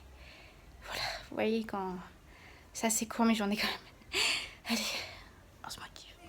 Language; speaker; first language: French; native; French